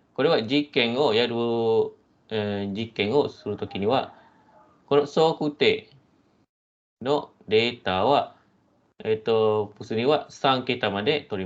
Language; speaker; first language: Japanese; non-native, fluent; Malay